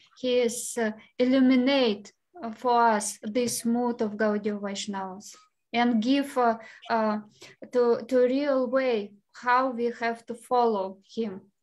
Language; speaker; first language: English; non-native, fluent; Russian